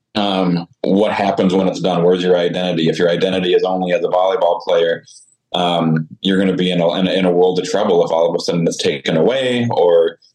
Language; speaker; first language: English; native; English